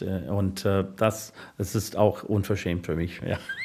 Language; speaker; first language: German; non-native, learner; English